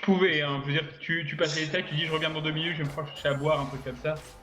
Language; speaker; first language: French; native; French